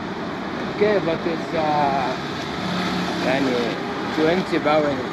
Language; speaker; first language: English; non-native, learner; Arabic